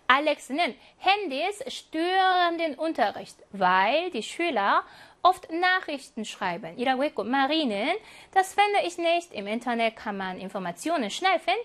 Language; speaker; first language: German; non-native, fluent; Korean